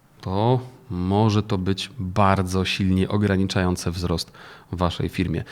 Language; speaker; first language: Polish; native; Polish